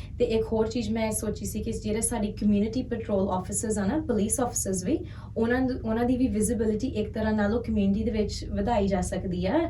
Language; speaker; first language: Punjabi; early bilingual, heritage; Punjabi